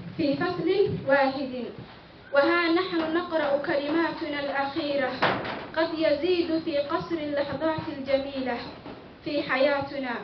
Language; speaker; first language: Arabic; non-native, local second language; Somali